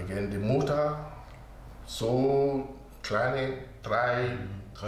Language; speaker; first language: German; non-native, learner; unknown